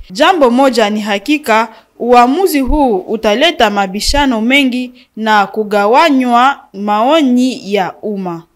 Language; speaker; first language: Swahili; non-native, local second language; Nande